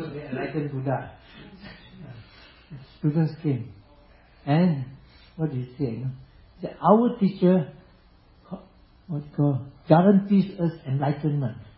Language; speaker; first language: English; non-native, local second language; Chinese